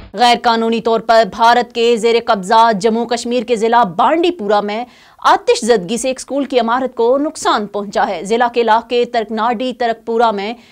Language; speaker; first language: Urdu; native; Urdu